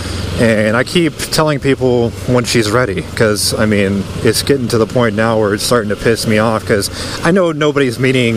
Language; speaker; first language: English; native; English